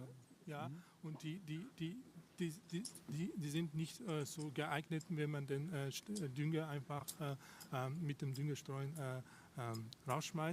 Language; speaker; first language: German; non-native, learner; Russian